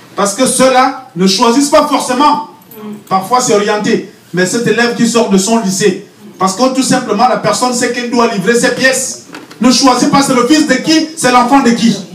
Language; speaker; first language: French; non-native, local second language; Fang